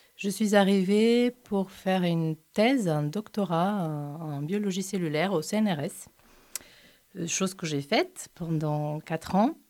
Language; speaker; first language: French; non-native, fluent; Portuguese